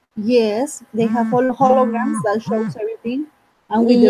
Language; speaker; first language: English; non-native, fluent; Spanish